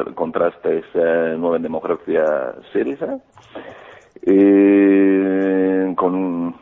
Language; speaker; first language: Spanish; non-native, fluent; Greek